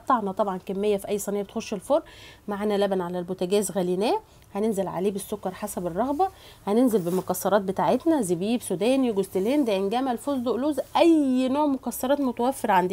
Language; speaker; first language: Arabic; native; Arabic